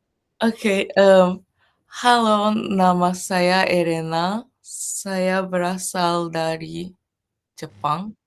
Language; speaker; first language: Indonesian; non-native, learner; Japanese